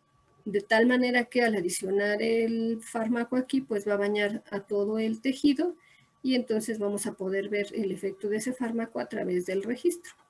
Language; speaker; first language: Spanish; native; Spanish